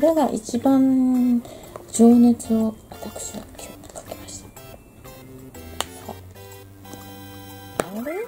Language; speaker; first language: Japanese; native; Japanese